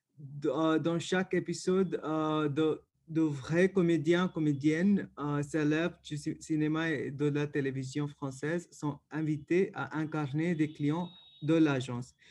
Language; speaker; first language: French; non-native, fluent; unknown